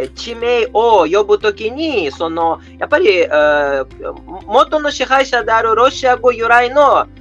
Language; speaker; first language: Japanese; non-native, fluent; Russian